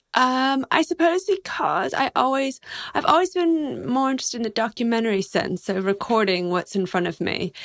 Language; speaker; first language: English; native; English